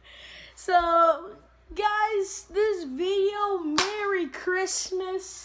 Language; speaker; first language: English; native; English